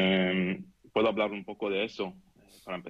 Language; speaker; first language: Spanish; non-native, learner; Hebrew